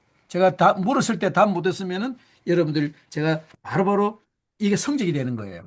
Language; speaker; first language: Korean; native; Korean